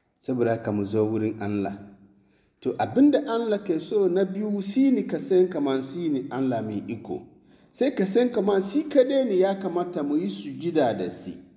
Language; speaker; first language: Hausa; non-native, local second language; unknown